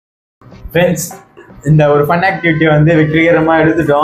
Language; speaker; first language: Tamil; native; Tamil